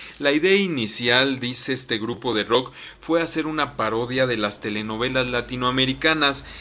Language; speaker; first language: Spanish; native; Spanish